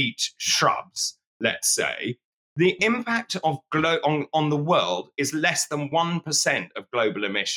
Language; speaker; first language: English; native; English